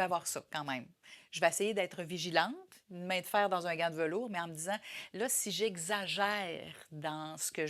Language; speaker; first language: French; native; French